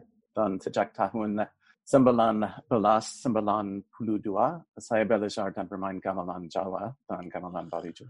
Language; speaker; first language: Indonesian; non-native, fluent; English